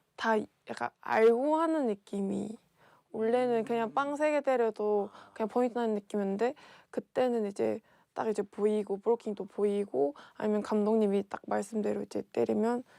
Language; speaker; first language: Korean; non-native, fluent; Mongolian